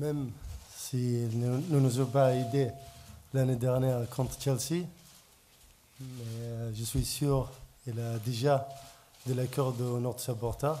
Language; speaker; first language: French; non-native, learner; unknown